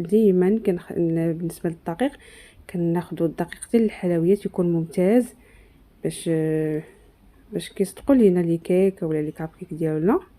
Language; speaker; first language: Arabic; native; Arabic